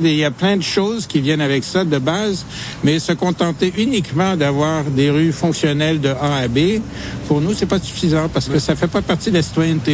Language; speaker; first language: French; native; French